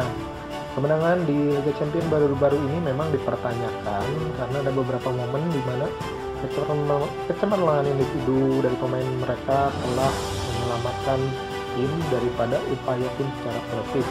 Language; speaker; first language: Indonesian; native; Indonesian